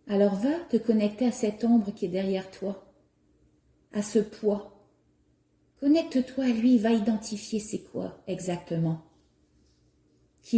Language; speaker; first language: French; native; French